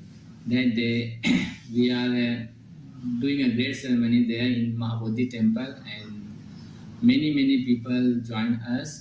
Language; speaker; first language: English; non-native, learner; Hindi